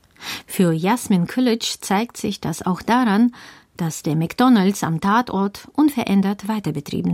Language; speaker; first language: German; native; German